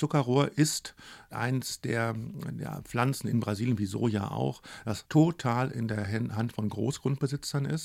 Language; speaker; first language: German; native; German